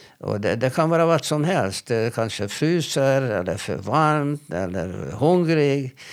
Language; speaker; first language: Swedish; non-native, fluent; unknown